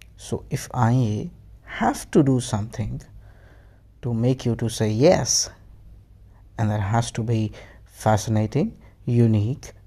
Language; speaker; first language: English; non-native, local second language; Hindi